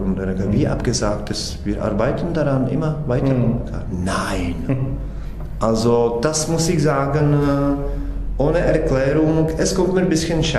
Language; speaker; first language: German; non-native, fluent; Czech